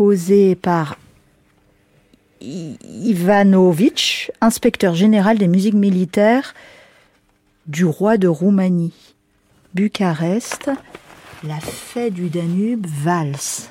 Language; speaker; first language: French; native; French